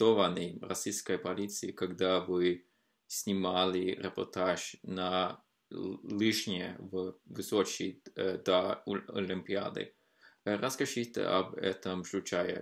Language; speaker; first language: Russian; non-native, fluent; Norwegian